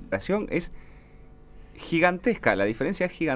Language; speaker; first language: Spanish; native; Spanish